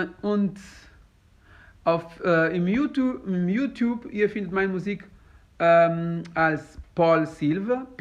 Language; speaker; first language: German; non-native, fluent; Kabuverdianu